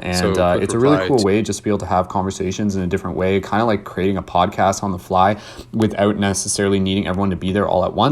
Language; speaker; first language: English; native; English